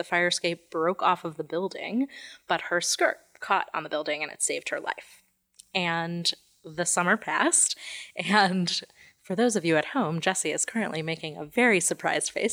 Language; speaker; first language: English; native; English